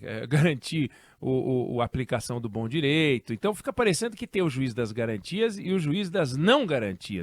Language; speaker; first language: Portuguese; native; Portuguese